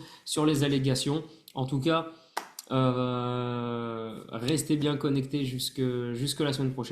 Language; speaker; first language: French; native; French